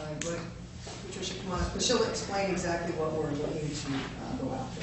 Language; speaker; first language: English; native; English